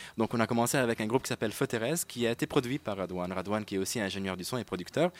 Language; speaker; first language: French; non-native, local second language; Arabic